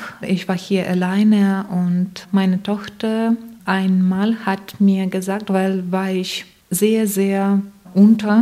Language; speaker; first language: German; non-native, learner; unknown